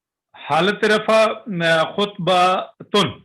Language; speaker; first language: Arabic; non-native, learner; Urdu